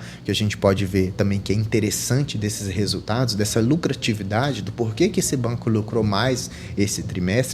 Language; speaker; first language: Portuguese; native; Portuguese